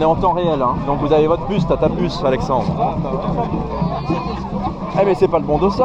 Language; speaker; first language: French; native; French